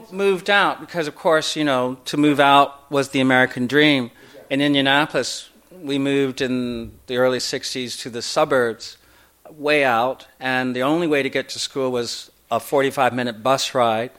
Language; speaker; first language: English; native; English